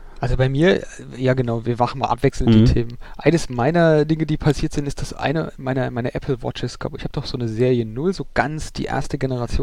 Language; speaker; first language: German; native; German